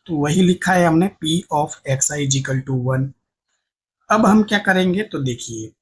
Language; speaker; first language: Hindi; non-native, local second language; Gujarati